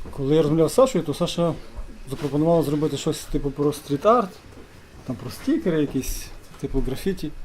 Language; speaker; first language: Ukrainian; native; Ukrainian